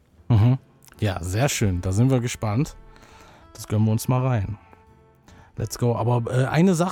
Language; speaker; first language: German; native; German